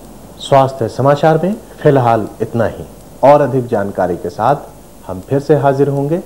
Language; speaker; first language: Hindi; native; Hindi